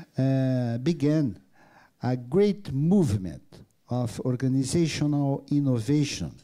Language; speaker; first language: English; non-native, learner; Portuguese